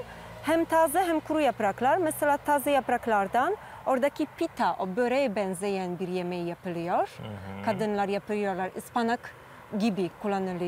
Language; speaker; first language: Turkish; non-native, fluent; Polish